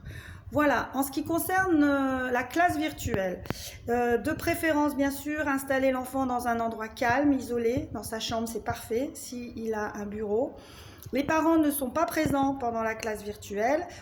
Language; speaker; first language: French; native; French